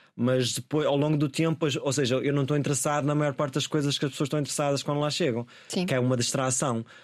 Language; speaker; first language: Portuguese; native; Portuguese